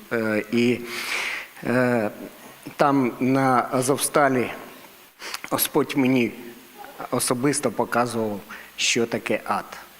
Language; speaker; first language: Ukrainian; non-native, local second language; Russian